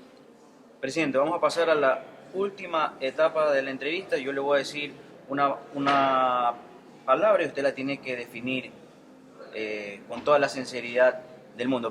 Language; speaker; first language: Spanish; native; Spanish